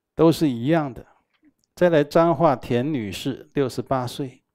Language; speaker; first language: Chinese; native; Chinese